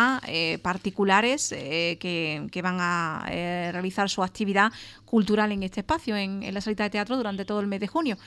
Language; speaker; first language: Spanish; native; Spanish